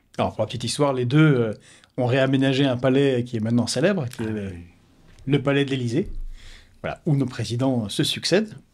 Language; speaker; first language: French; native; French